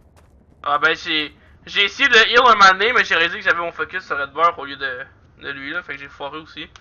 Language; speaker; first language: French; native; French